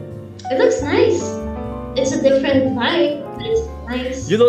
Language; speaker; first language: English; non-native, fluent; Swedish